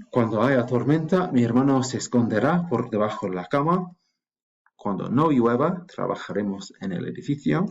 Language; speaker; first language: Spanish; non-native, fluent; English